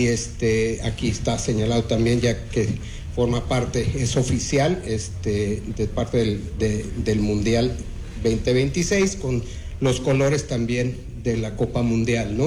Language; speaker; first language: Spanish; native; Spanish